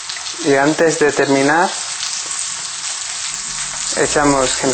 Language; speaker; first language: Spanish; non-native, learner; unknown